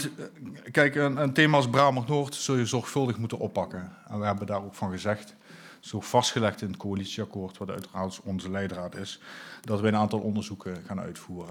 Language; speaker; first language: Dutch; native; Dutch